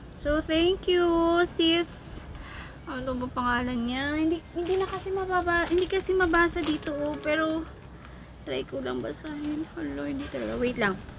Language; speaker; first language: Filipino; non-native, local second language; Cebuano